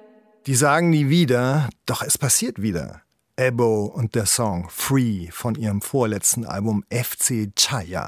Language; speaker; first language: German; native; German